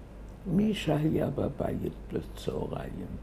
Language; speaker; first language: Hebrew; early bilingual, other home language; German